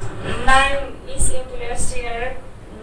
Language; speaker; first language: German; non-native, learner; Hindi